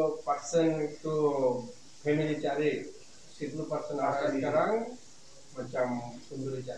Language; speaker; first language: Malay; non-native, learner; Bangla